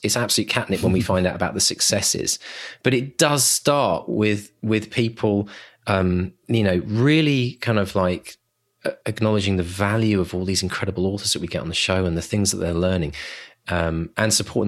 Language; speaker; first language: English; native; English